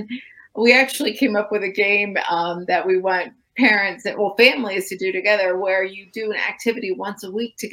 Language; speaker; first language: English; native; English